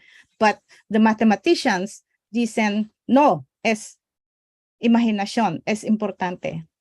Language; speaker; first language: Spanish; non-native, learner; English